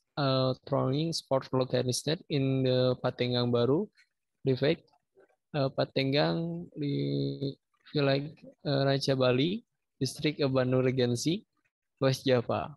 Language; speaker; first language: English; non-native, learner; Indonesian